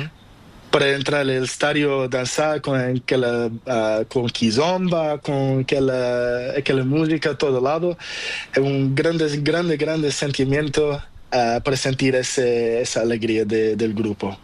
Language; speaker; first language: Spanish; non-native, learner; Portuguese